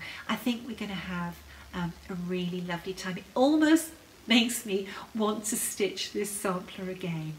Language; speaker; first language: English; native; English